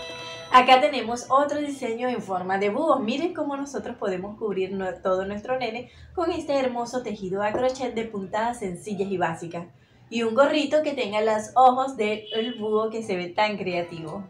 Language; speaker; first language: Spanish; native; Spanish